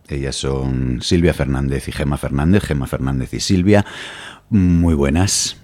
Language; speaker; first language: Spanish; native; Spanish